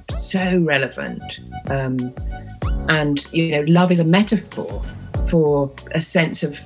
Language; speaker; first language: English; native; English